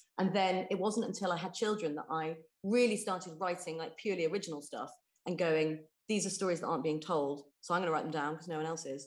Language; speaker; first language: English; native; English